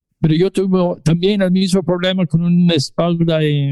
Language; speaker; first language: Spanish; non-native, fluent; English